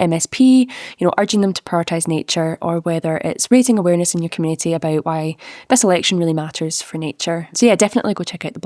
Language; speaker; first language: English; native; English